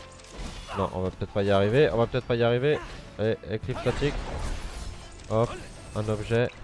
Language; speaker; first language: French; native; French